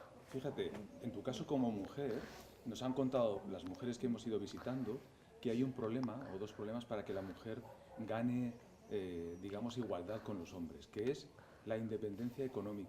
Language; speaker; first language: Spanish; native; Spanish